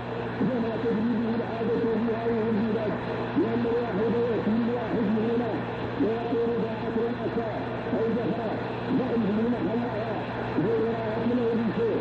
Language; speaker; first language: Arabic; native; Arabic